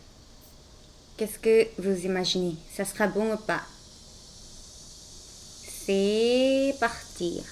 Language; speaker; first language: French; non-native, fluent; Korean